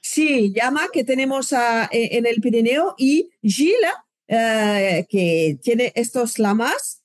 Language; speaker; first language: Spanish; non-native, fluent; French